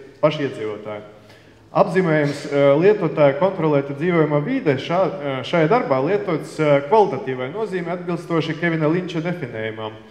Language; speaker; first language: Latvian; non-native, local second language; Russian